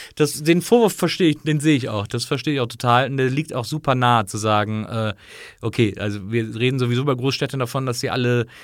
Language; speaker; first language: German; native; German